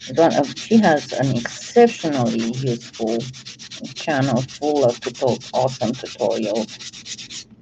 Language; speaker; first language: English; non-native, fluent; French